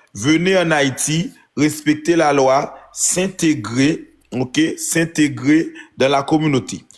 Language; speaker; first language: French; non-native, local second language; Haitian Creole